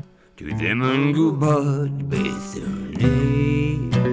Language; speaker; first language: Welsh; non-native, learner; English